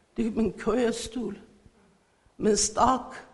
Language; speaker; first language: Danish; non-native, learner; Persian